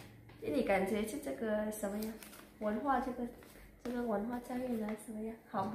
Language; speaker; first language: Chinese; non-native, learner; Vietnamese